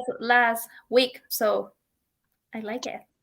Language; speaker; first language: English; non-native, learner; Spanish